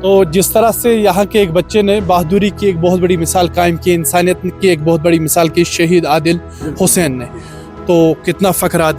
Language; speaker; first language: Hindi; native; Hindi